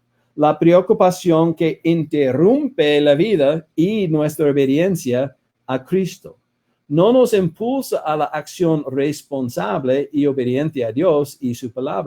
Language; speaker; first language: Spanish; non-native, fluent; English